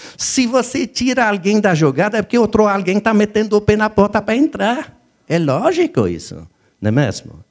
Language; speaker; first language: Portuguese; non-native, fluent; French